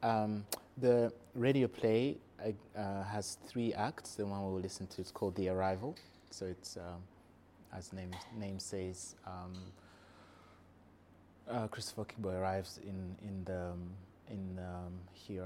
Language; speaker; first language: English; non-native, local second language; Kinyarwanda